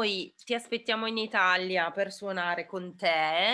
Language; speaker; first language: Italian; native; Italian